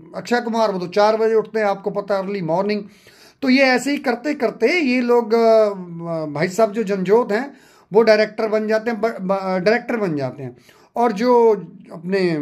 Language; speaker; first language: Hindi; non-native, local second language; Punjabi